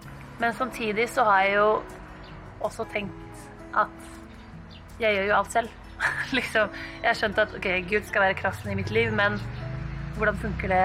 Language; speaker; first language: Norwegian; native; Norwegian